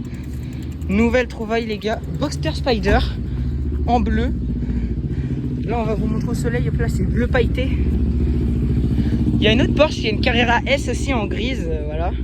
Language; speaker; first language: French; native; French